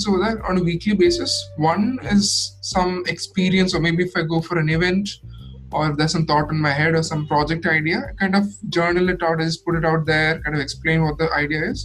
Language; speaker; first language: English; non-native, local second language; Malayalam